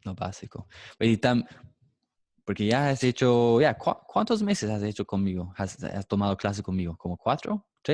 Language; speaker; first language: Spanish; non-native, fluent; English